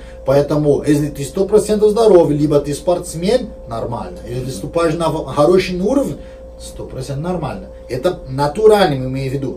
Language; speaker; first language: Russian; non-native, learner; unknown